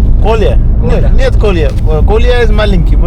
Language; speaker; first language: Russian; non-native, learner; Hindi